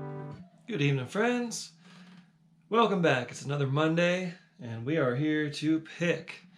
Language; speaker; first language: English; native; English